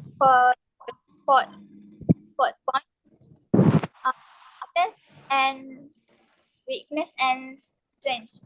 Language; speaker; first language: English; non-native, local second language; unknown